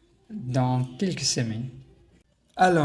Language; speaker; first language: French; non-native, learner; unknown